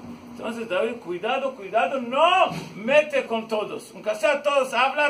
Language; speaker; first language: Spanish; non-native, learner; Hebrew